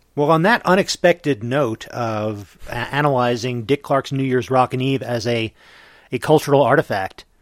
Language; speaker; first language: English; native; English